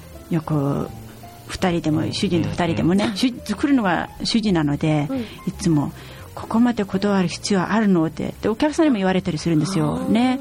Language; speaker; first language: Japanese; non-native, fluent; Mongolian